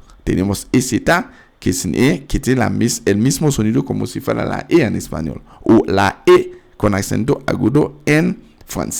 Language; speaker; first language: Spanish; non-native, fluent; French